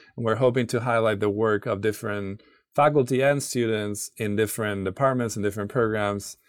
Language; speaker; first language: English; non-native, fluent; Spanish